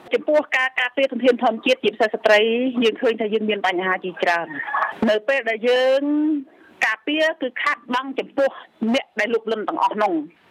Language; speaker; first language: Khmer; non-native, local second language; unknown